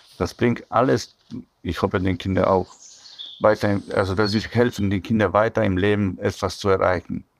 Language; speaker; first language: German; non-native, fluent; Polish